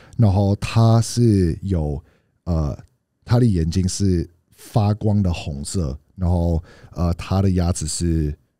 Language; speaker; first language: Chinese; early bilingual, heritage; Chinese